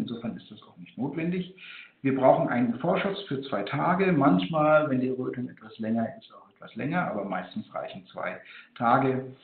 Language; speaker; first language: German; native; German